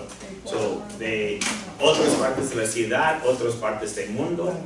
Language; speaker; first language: Spanish; non-native, fluent; English